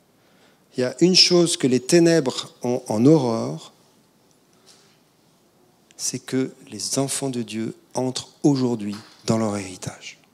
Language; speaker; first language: French; native; French